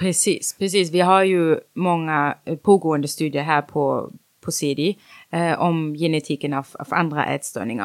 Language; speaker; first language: Swedish; non-native, fluent; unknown